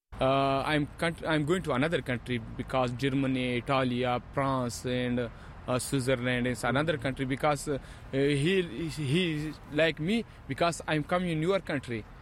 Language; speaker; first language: English; non-native, learner; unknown